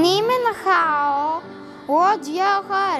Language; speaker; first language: Chinese; non-native, learner; Greek